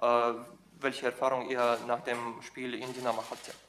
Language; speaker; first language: German; non-native, fluent; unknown